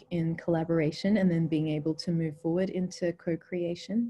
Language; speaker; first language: English; native; English